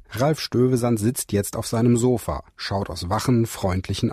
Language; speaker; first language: German; native; German